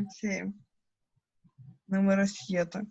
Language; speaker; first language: Spanish; non-native, learner; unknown